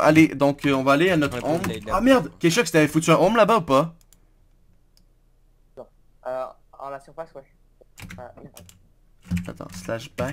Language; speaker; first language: French; native; French